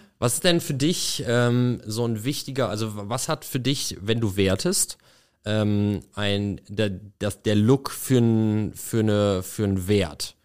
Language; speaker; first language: German; native; German